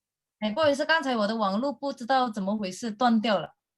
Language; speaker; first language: Chinese; non-native, fluent; Indonesian